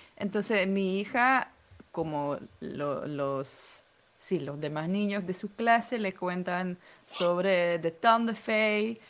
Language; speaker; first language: Spanish; non-native, fluent; Dutch